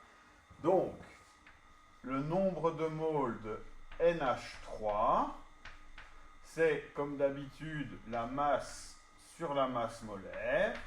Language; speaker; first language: French; native; French